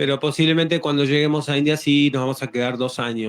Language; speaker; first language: Spanish; native; Spanish